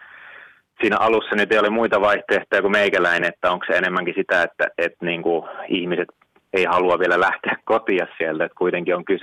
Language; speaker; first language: Finnish; native; Finnish